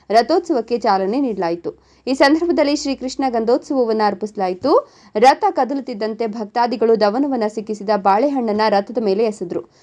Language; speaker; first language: Kannada; native; Kannada